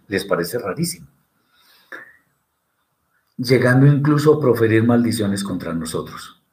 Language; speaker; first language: Spanish; native; Spanish